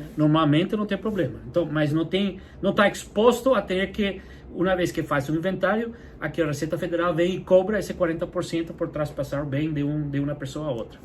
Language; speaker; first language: Portuguese; non-native, fluent; English